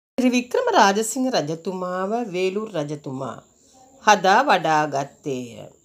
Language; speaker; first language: Sinhala; non-native, local second language; Tamil